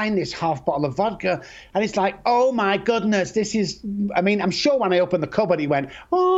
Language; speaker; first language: English; native; English